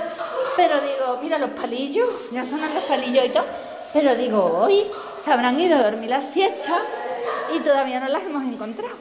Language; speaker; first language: Spanish; native; Spanish